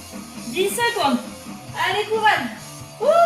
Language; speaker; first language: French; native; French